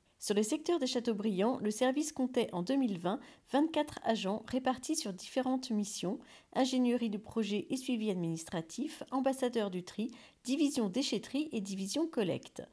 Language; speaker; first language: French; native; French